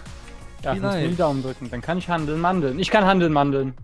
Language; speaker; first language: German; native; German